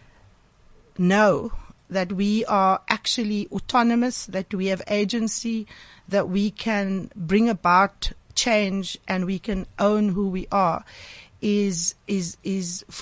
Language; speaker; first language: English; native; English